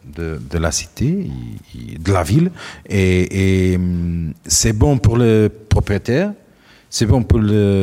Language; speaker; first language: French; non-native, learner; Portuguese